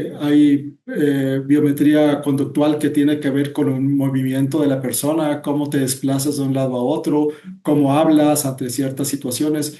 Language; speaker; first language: Spanish; native; Spanish